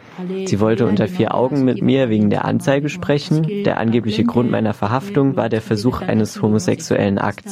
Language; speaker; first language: German; non-native, fluent; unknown